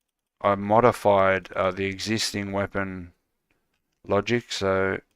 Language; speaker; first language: English; native; English